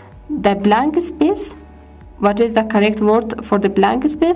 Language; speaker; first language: English; non-native, fluent; Persian